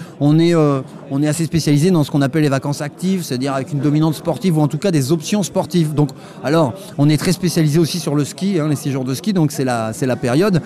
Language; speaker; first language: French; native; French